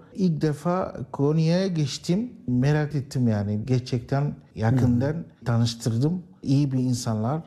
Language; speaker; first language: Turkish; non-native, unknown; Arabic